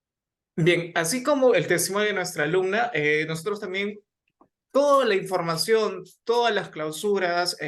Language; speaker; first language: Spanish; native; Spanish